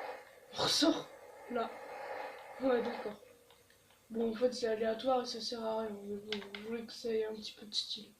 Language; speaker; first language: French; native; French